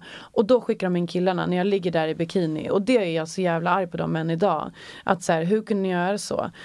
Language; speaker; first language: Swedish; native; Swedish